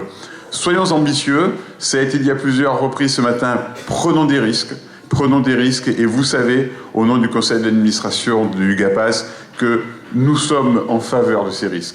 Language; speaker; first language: French; native; French